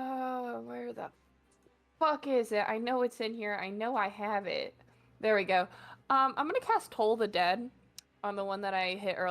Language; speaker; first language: English; native; English